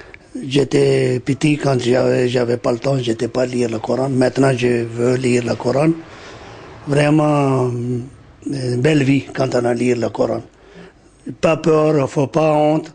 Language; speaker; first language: French; non-native, learner; Punjabi